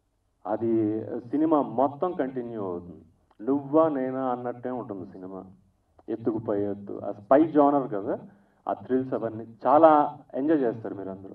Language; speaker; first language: Telugu; native; Telugu